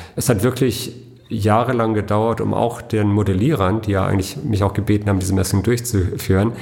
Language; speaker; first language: German; native; German